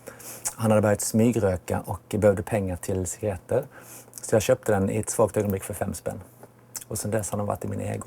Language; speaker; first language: Swedish; native; Swedish